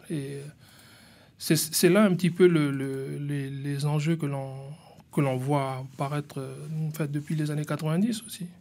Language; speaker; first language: French; native; French